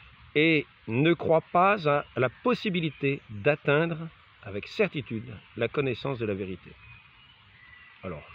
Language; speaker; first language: French; native; French